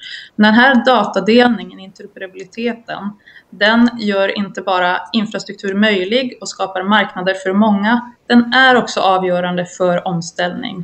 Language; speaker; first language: Swedish; native; Swedish